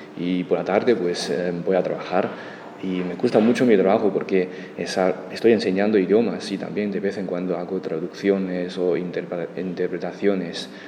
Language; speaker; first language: Spanish; non-native, fluent; Chinese